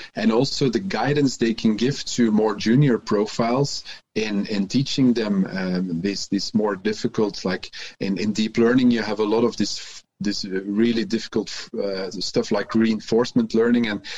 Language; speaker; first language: English; non-native, fluent; Dutch